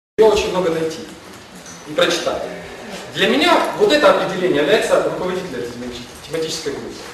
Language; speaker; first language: Russian; non-native, local second language; Ukrainian